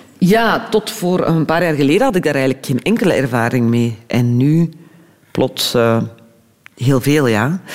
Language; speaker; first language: Dutch; early bilingual, other home language; Turkish